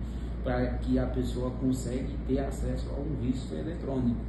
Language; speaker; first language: Portuguese; non-native, fluent; Haitian Creole